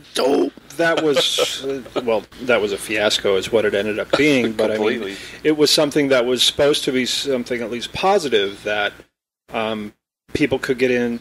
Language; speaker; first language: English; native; English